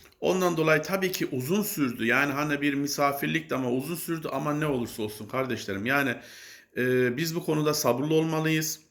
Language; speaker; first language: Turkish; native; Turkish